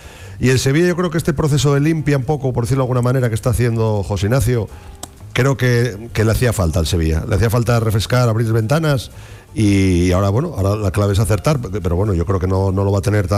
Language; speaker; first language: Spanish; native; Spanish